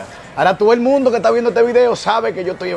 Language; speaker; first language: Spanish; native; Spanish